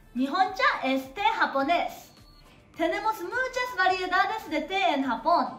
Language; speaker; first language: Spanish; non-native, fluent; Japanese